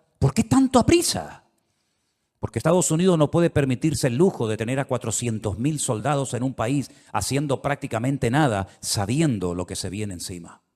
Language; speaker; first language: Spanish; native; Spanish